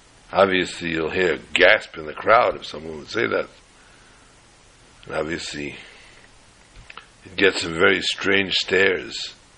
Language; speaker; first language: English; native; English